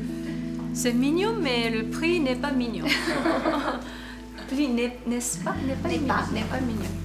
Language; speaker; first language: French; non-native, learner; Japanese